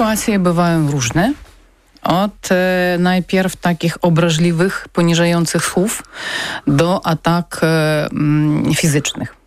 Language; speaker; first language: Polish; non-native, learner; Ukrainian